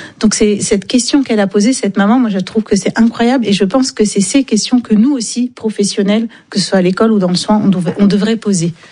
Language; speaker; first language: French; native; French